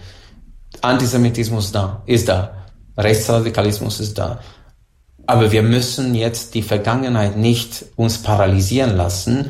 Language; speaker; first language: German; non-native, fluent; Hungarian